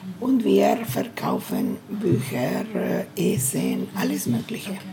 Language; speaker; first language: German; non-native, learner; Spanish